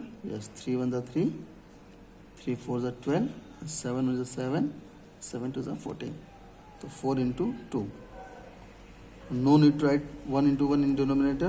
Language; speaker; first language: English; non-native, local second language; Hindi